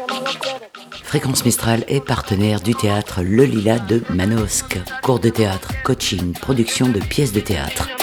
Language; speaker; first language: French; native; French